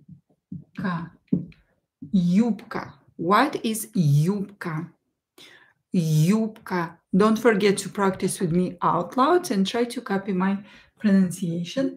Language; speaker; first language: English; non-native, fluent; Russian